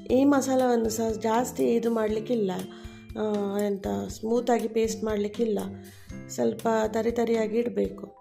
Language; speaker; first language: Kannada; non-native, local second language; Konkani